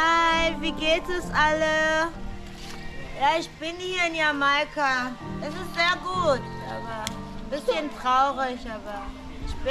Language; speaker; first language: German; non-native, learner; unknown